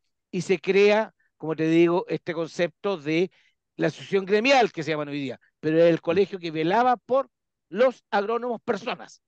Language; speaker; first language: Spanish; native; Spanish